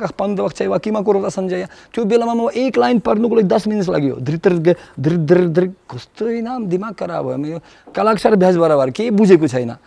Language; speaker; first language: Nepali; non-native, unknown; Russian